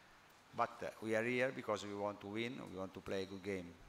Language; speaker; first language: English; non-native, fluent; Italian